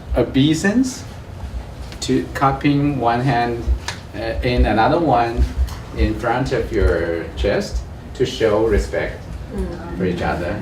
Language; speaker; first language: English; non-native, learner; Chinese